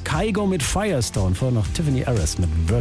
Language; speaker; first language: German; native; German